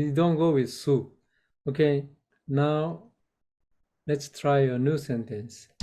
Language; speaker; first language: English; non-native, fluent; Korean